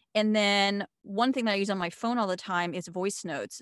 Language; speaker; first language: English; non-native, fluent; German